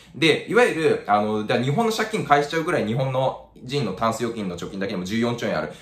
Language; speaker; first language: Japanese; native; Japanese